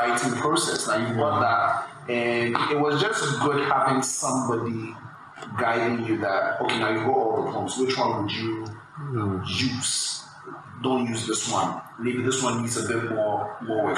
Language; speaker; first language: English; non-native, local second language; Akan